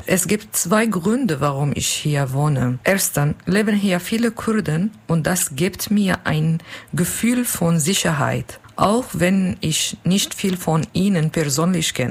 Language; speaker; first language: German; non-native, fluent; Kurdish